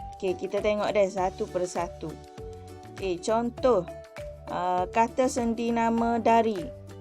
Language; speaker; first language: Malay; native; Malay